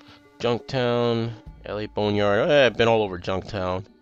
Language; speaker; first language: English; native; English